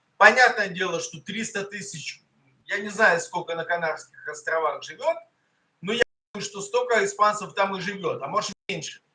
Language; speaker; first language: Russian; native; Russian